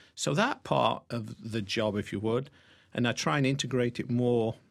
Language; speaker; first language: English; native; English